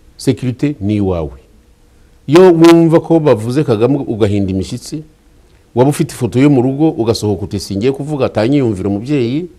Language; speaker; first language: Kinyarwanda; native; Kinyarwanda